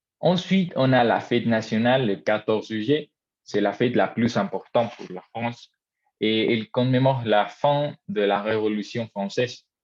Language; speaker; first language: French; non-native, learner; Spanish